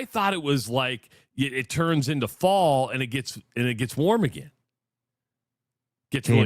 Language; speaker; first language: English; native; English